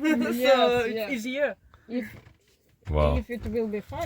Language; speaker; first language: English; non-native, learner; Ukrainian